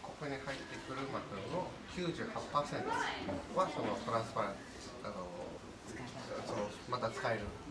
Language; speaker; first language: Japanese; early bilingual, heritage; Japanese